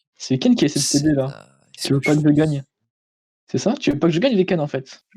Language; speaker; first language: French; native; French